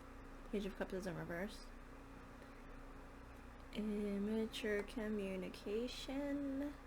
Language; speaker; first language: English; native; English